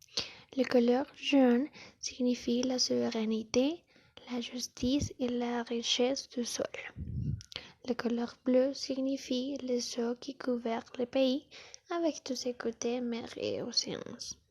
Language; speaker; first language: French; non-native, learner; Spanish